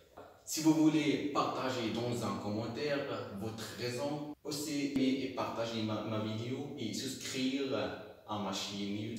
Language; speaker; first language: French; non-native, local second language; Arabic